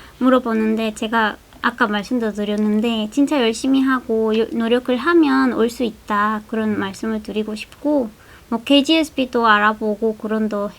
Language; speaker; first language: Korean; non-native, fluent; Spanish